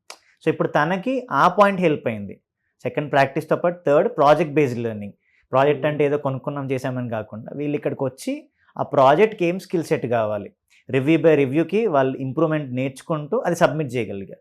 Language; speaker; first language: Telugu; native; Telugu